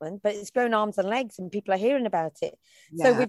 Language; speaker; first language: English; native; English